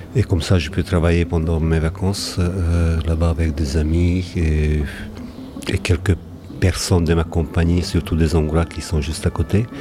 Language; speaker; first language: French; non-native, fluent; Hungarian